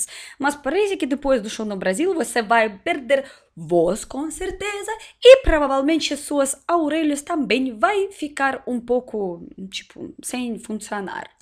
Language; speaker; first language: Portuguese; non-native, learner; Russian